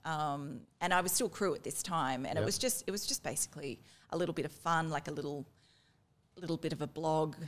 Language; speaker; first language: English; native; English